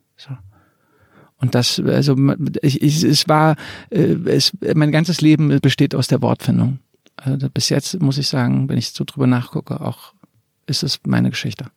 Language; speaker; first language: German; early bilingual, other home language; Croatian